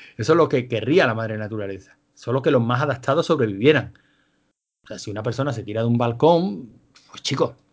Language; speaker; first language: Spanish; native; Spanish